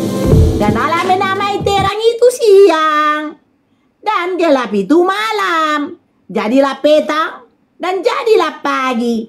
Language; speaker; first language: Indonesian; native; Indonesian